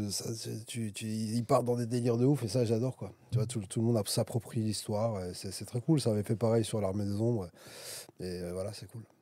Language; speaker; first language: French; native; French